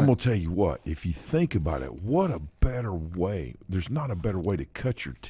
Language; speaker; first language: English; native; English